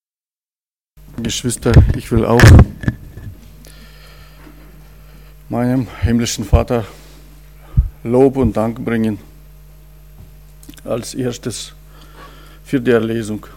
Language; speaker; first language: German; non-native, fluent; Russian